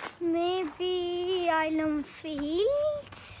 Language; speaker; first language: English; early bilingual, other home language; Hindi